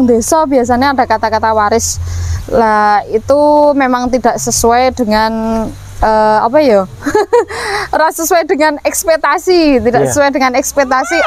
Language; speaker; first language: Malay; non-native, local second language; Javanese